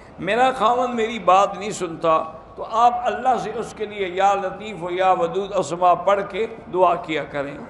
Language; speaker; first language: Urdu; native; Urdu